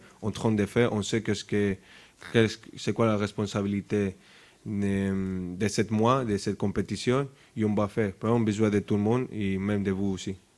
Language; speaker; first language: French; non-native, fluent; Spanish